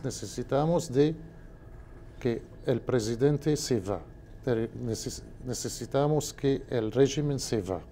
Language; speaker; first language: Spanish; non-native, learner; Arabic